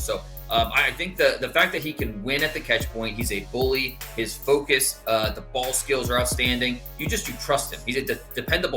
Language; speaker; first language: English; native; English